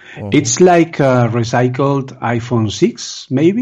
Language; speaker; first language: English; non-native, fluent; Spanish